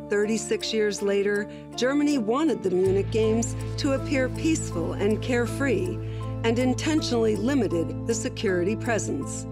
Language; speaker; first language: English; native; English